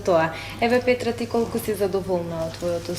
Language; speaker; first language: Macedonian; native; Macedonian